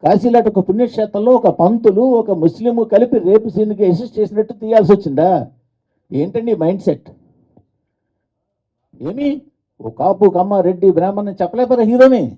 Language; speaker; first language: Telugu; native; Telugu